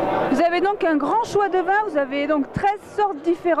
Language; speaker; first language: French; native; French